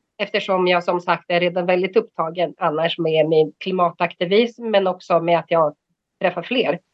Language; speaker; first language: Swedish; non-native, fluent; Portuguese